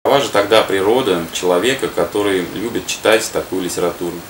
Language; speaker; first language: Russian; native; Russian